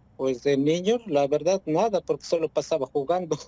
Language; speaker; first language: Spanish; native; Spanish